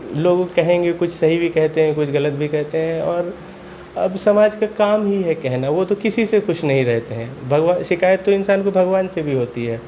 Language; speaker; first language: Hindi; native; Hindi